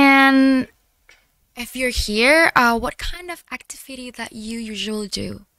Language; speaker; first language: English; non-native, learner; Indonesian